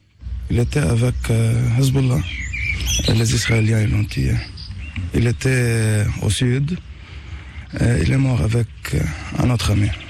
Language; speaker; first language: French; non-native, local second language; Arabic